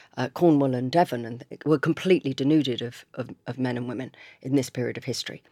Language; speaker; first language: English; native; English